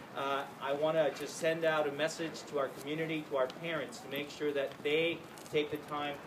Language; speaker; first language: English; early bilingual, other home language; Spanish